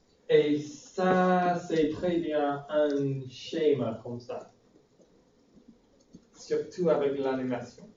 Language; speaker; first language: French; non-native, fluent; English